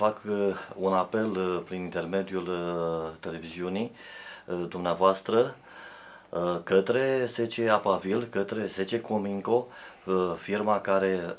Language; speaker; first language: Romanian; native; Romanian